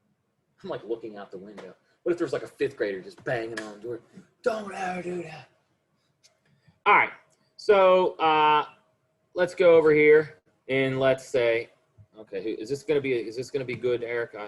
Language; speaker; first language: English; native; English